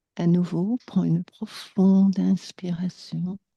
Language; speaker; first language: French; native; French